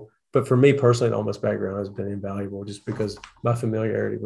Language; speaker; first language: English; native; English